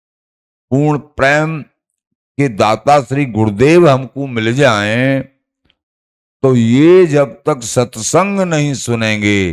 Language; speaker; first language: Hindi; native; Hindi